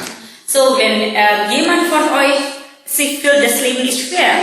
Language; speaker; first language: German; non-native, learner; Indonesian